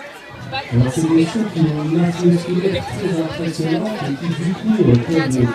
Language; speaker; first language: French; native; French